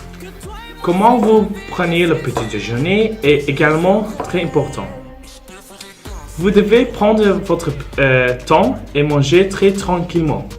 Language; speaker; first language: French; non-native, local second language; Persian